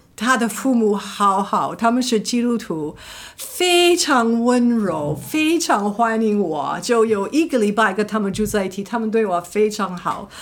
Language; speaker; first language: Chinese; non-native, fluent; English